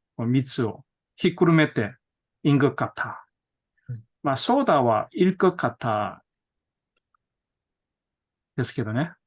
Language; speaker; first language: Japanese; non-native, fluent; Korean